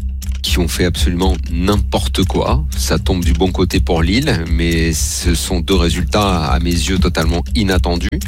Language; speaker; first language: French; native; French